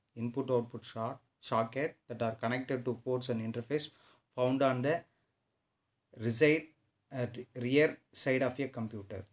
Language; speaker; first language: English; non-native, local second language; Tamil